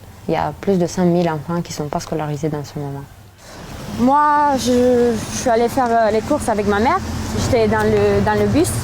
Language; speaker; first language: French; early bilingual, other home language; Romanian